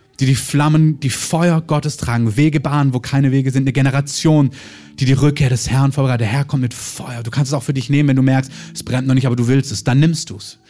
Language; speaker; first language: German; native; German